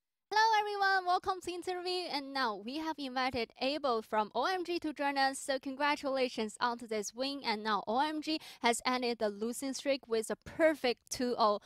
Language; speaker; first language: English; non-native, fluent; Chinese